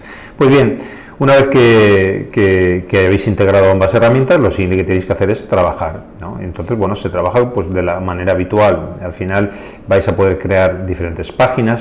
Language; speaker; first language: Spanish; native; Spanish